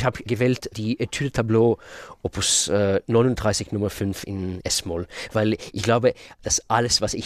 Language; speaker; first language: German; non-native, fluent; Russian